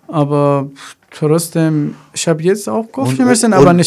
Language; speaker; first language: German; non-native, learner; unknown